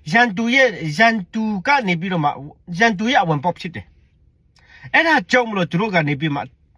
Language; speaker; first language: Burmese; non-native, local second language; Hakha Chin